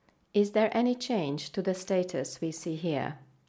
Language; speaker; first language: English; non-native, fluent; Hungarian